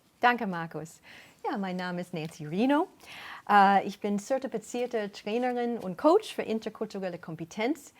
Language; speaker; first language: German; non-native, fluent; English